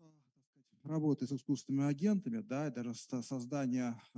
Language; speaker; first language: Russian; native; Russian